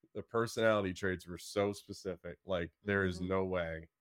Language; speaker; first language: English; native; English